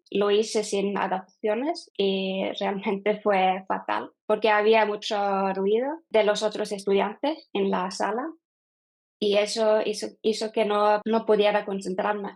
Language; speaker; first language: Spanish; non-native, fluent; Norwegian